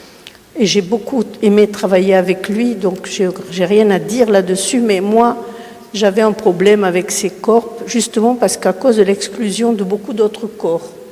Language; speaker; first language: French; early bilingual, other home language; Spanish